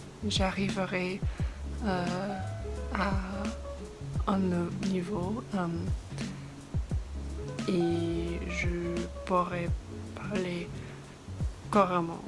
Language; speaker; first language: French; non-native, fluent; English